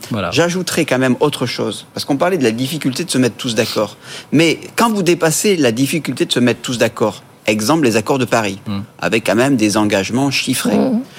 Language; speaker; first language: French; native; French